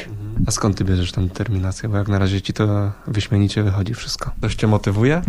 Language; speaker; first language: Polish; native; Polish